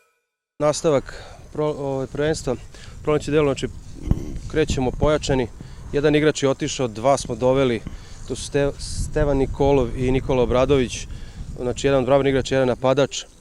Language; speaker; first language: Serbian; native; Serbian